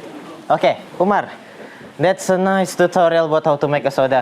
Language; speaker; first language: English; non-native, learner; Indonesian